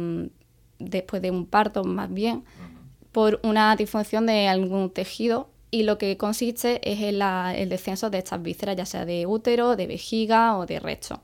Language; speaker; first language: Spanish; native; Spanish